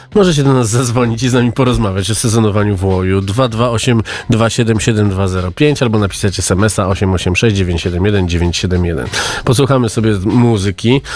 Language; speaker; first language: Polish; native; Polish